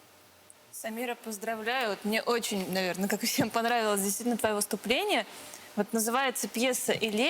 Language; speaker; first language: Russian; native; Russian